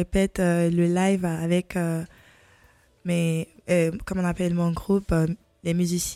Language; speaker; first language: French; non-native, local second language; Mandingo